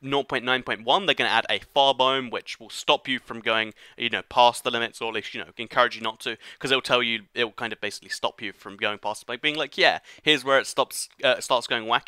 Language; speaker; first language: English; native; English